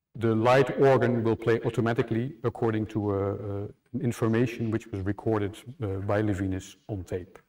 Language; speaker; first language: English; non-native, fluent; Dutch